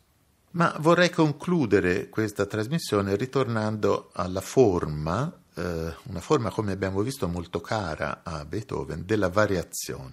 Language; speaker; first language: Italian; native; Italian